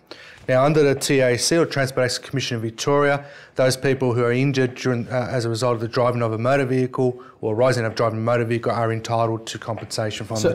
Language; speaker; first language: English; native; English